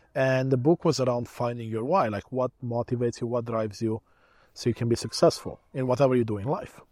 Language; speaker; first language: English; early bilingual, other home language; Romanian